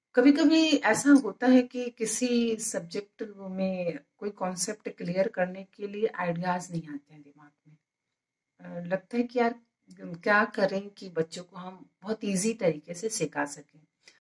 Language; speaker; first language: Hindi; native; Hindi